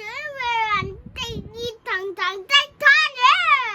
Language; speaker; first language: Chinese; non-native, learner; Cantonese